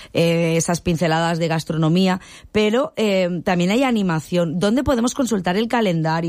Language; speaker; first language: Spanish; native; Spanish